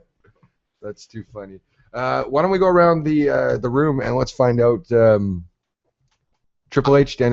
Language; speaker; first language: English; native; English